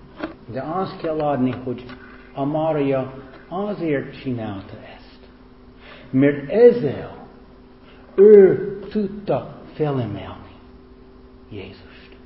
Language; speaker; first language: Hungarian; non-native, fluent; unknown